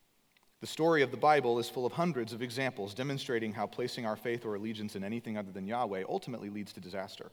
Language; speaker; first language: English; native; English